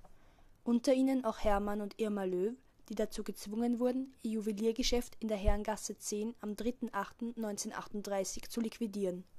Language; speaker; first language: German; native; German